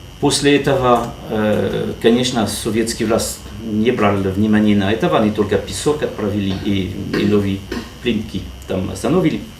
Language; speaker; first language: Russian; non-native, learner; French